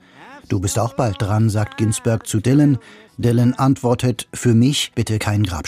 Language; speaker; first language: German; native; German